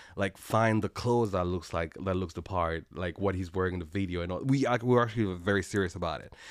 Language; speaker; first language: English; non-native, local second language; Kinyarwanda